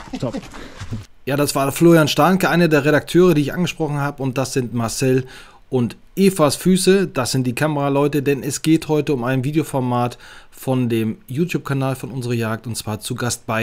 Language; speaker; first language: German; native; German